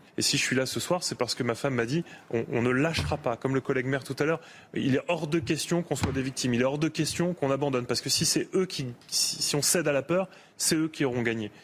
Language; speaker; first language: French; native; French